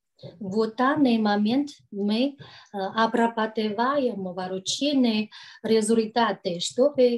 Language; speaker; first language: Russian; non-native, learner; Chinese